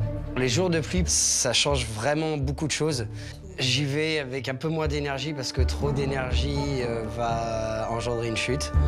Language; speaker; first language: French; native; French